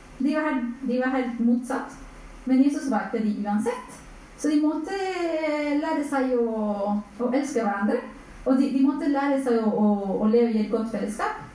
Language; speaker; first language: Norwegian; non-native, fluent; Spanish